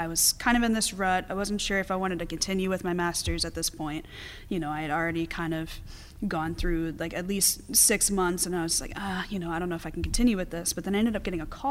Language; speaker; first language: English; native; English